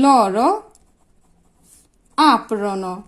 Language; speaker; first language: Italian; non-native, fluent; Bangla